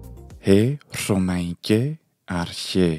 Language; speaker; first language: Greek; non-native, fluent; English